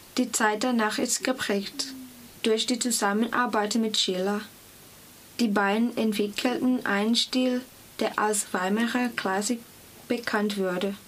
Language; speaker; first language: German; non-native, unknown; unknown